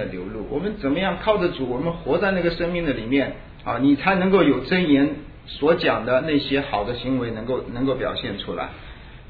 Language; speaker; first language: Chinese; native; Chinese